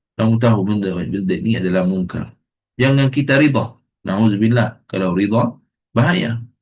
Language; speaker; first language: Malay; non-native, fluent; Arabic